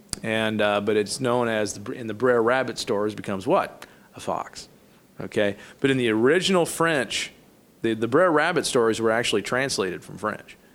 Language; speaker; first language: English; native; English